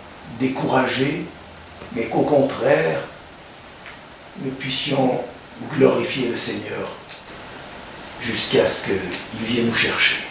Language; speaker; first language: French; native; French